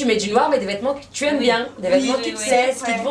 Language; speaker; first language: French; native; French